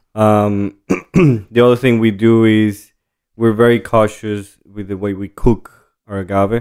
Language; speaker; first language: English; non-native, fluent; Spanish